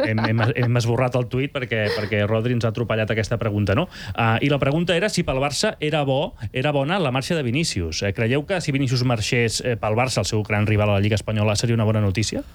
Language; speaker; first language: Catalan; native; Catalan